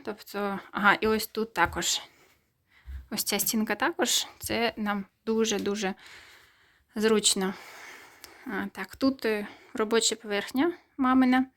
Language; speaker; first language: Ukrainian; native; Ukrainian